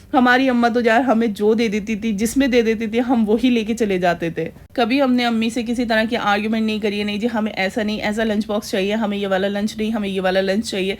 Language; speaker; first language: Hindi; native; Hindi